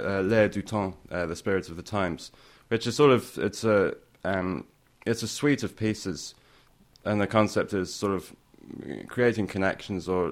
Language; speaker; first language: English; native; English